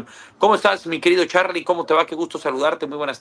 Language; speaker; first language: Spanish; native; Spanish